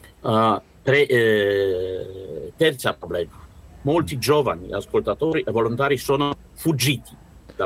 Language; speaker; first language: Italian; non-native, learner; Russian